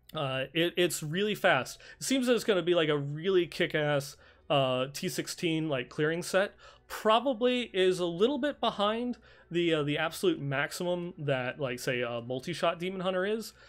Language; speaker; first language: English; native; English